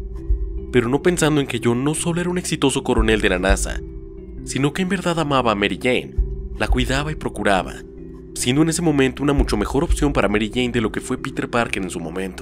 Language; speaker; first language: Spanish; native; Spanish